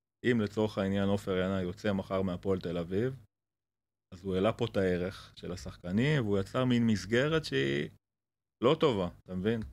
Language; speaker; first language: Hebrew; native; Hebrew